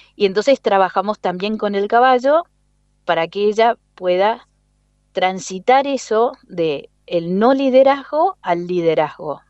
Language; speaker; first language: Spanish; native; Spanish